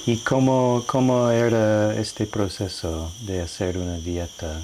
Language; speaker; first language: Spanish; non-native, fluent; English